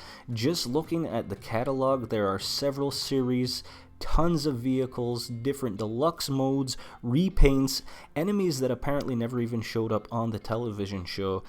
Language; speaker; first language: English; native; English